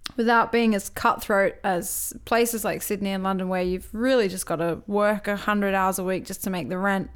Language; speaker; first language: English; native; English